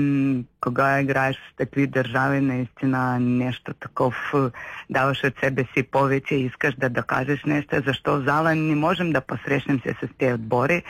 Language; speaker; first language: Bulgarian; non-native, learner; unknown